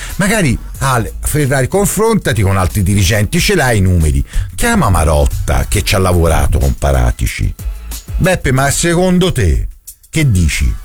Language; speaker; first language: Italian; native; Italian